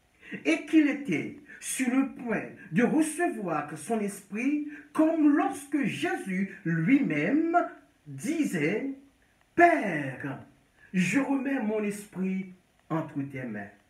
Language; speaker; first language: French; non-native, local second language; Haitian Creole